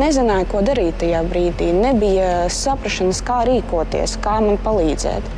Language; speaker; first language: Latvian; non-native, local second language; Russian